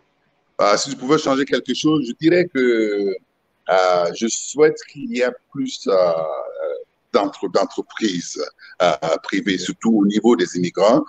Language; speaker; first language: French; non-native, local second language; Mossi